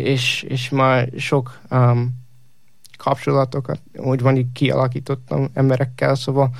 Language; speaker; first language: Hungarian; non-native, learner; English